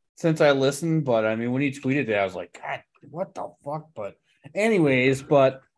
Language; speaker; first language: English; native; English